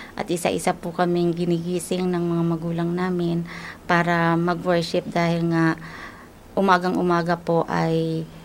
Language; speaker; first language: Filipino; non-native, local second language; Hiligaynon